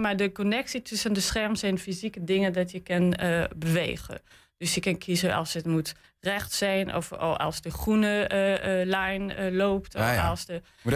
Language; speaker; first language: Dutch; non-native, learner; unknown